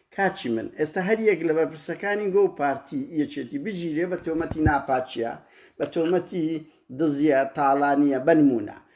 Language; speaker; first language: Central Kurdish; native; Central Kurdish